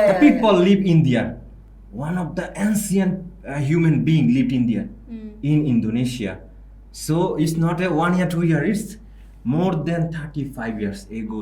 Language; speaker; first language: English; non-native, local second language; Bangla